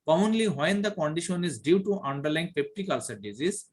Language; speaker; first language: English; non-native, local second language; Bangla